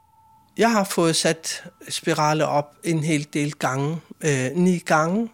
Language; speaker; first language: Swedish; non-native, fluent; Kalaallisut